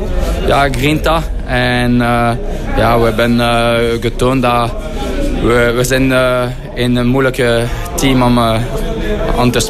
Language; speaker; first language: Dutch; non-native, fluent; French